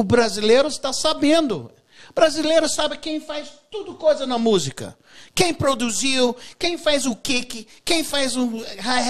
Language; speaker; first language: Portuguese; non-native, learner; English